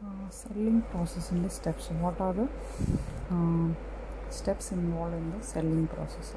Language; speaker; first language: English; non-native, local second language; Malayalam